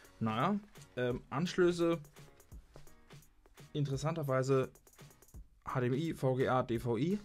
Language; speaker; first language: German; native; German